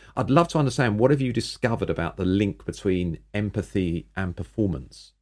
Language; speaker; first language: English; native; English